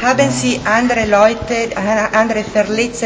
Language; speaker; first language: German; non-native, fluent; Italian